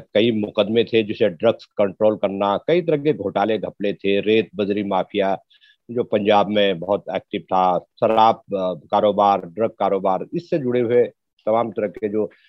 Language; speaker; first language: Hindi; native; Hindi